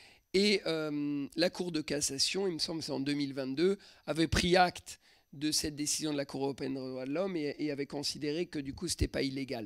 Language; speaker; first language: French; native; French